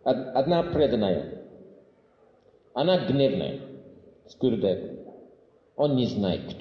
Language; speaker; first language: Russian; non-native, fluent; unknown